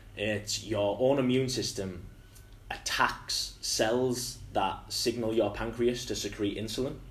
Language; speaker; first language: English; native; English